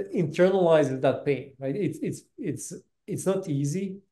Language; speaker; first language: English; non-native, fluent; Bosnian